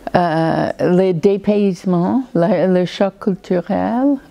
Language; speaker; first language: French; non-native, fluent; English